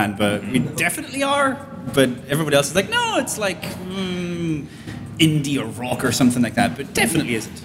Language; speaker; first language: English; native; English